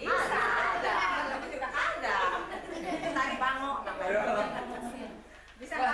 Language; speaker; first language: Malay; non-native, local second language; Sundanese